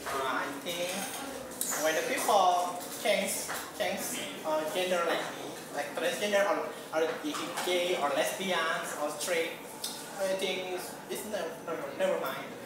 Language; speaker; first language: English; non-native, learner; Indonesian